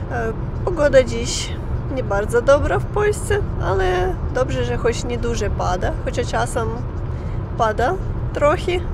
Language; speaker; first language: Polish; non-native, learner; Ukrainian